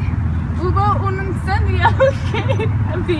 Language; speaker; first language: Spanish; non-native, learner; English